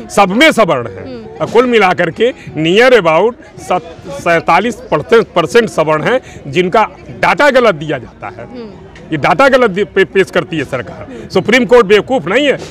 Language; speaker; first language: Hindi; native; Hindi